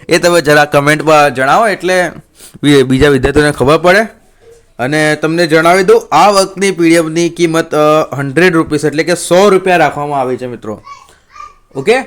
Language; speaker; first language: Gujarati; non-native, local second language; Marathi